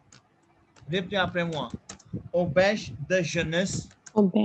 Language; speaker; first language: French; non-native, fluent; Hindi